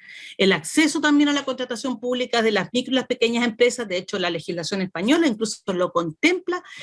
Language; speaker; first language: Spanish; native; Spanish